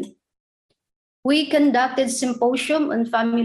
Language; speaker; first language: English; non-native, local second language; Cebuano